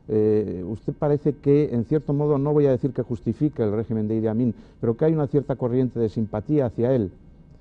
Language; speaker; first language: Spanish; native; Spanish